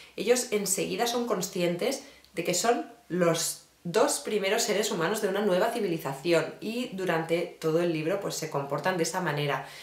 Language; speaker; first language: Spanish; native; Spanish